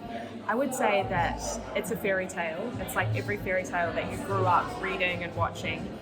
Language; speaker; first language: English; native; English